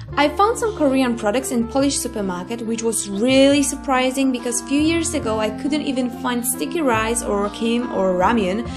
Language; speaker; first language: English; non-native, fluent; Polish